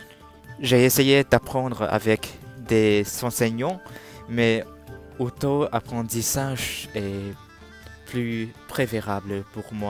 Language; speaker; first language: French; non-native, learner; Cantonese